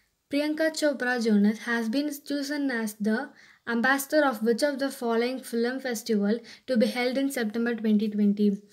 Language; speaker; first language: English; non-native, local second language; Tamil